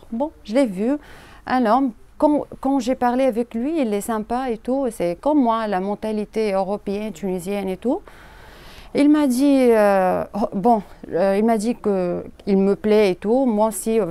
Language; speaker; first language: French; non-native, learner; Arabic